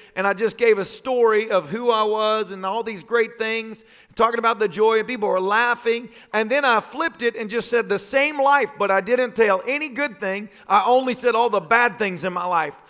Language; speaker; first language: English; native; English